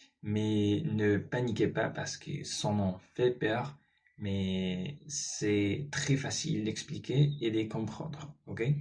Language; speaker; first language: French; non-native, learner; Spanish